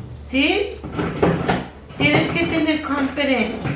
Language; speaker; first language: Spanish; early bilingual, heritage; Spanish